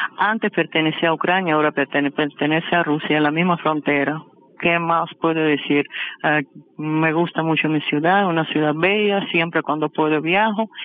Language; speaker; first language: Spanish; non-native, fluent; Russian